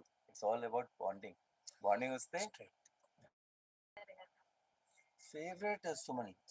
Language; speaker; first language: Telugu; non-native, learner; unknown